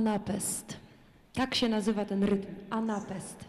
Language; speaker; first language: Polish; native; Polish